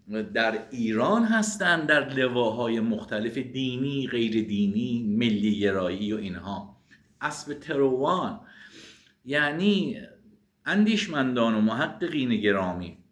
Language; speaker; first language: Persian; native; Persian